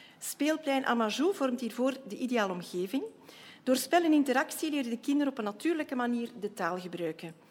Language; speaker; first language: Dutch; native; Dutch